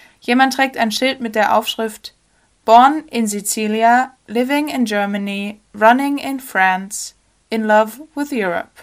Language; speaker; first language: German; native; German